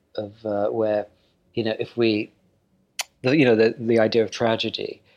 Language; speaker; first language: English; native; English